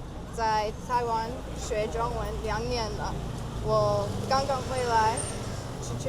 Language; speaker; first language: Chinese; non-native, learner; English